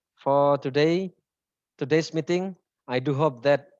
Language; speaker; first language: English; non-native, learner; Indonesian